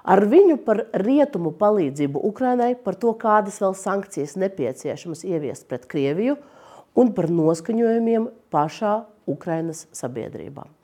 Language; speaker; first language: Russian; native; Russian